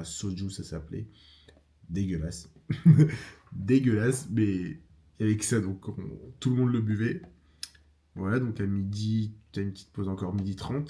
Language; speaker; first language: French; native; French